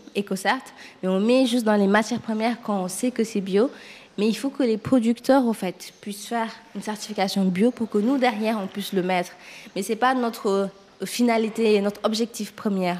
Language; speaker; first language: French; non-native, local second language; Wolof